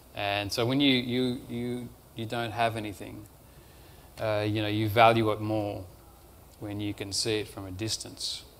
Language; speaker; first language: English; native; English